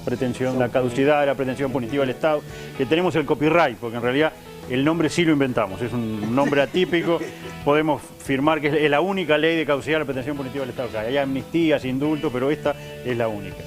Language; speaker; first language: Spanish; native; Spanish